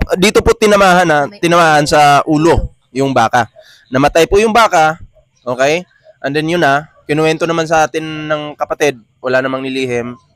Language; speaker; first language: Filipino; native; Filipino